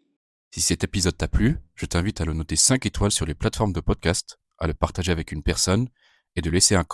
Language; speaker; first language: French; native; French